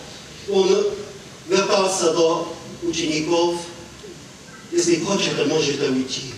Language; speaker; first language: Ukrainian; non-native, local second language; Hungarian